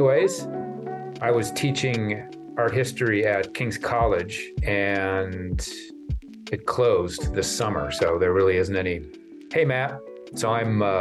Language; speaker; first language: English; native; English